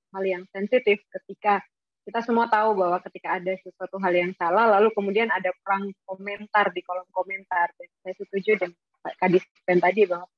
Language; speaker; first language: Indonesian; native; Indonesian